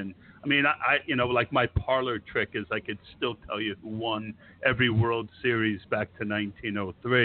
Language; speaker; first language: English; native; English